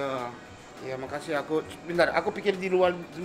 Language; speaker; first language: Indonesian; non-native, fluent; Japanese